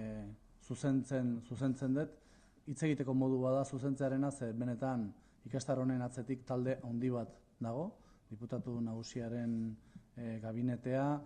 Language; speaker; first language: Basque; native; Basque